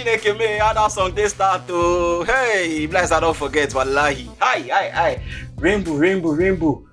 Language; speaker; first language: English; non-native, local second language; Yoruba